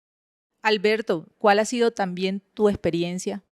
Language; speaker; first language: Spanish; native; Spanish